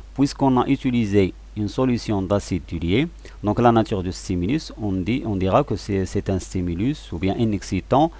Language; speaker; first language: French; non-native, local second language; Arabic